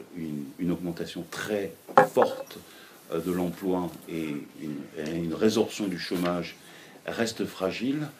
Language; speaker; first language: French; native; French